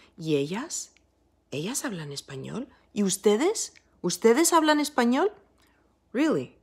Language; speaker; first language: Spanish; non-native, fluent; French